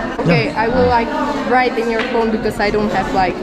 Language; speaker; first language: English; non-native, learner; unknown